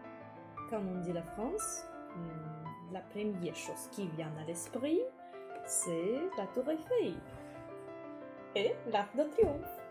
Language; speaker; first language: French; non-native, fluent; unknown